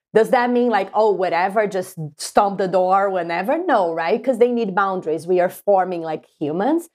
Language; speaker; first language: English; non-native, fluent; Spanish